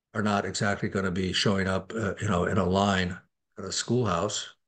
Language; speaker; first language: English; native; English